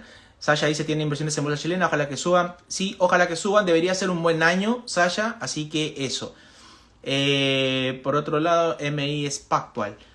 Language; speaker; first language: Spanish; native; Spanish